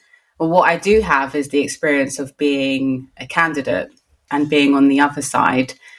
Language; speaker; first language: English; native; English